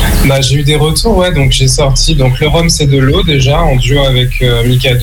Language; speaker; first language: French; native; French